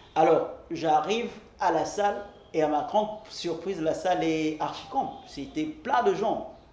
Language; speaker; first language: French; non-native, local second language; Lingala